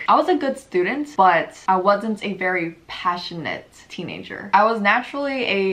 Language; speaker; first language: English; native; English